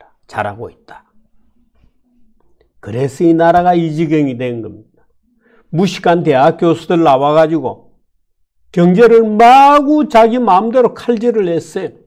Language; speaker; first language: Korean; native; Korean